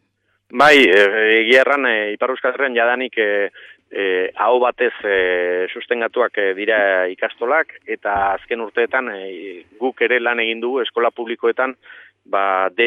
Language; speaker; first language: Basque; native; Basque